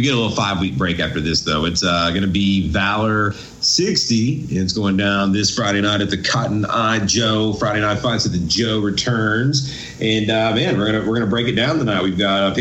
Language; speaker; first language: English; native; English